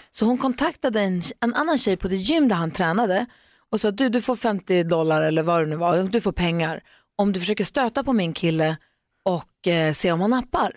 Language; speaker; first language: Swedish; native; Swedish